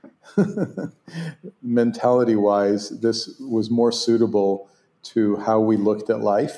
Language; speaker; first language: English; non-native, fluent; Hebrew